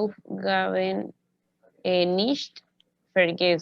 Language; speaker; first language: German; non-native, learner; Spanish